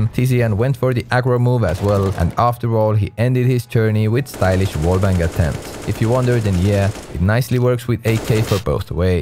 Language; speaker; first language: English; non-native, fluent; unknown